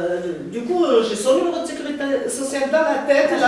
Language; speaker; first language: French; early bilingual, other home language; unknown